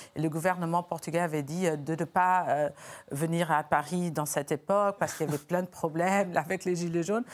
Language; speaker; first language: French; non-native, fluent; Portuguese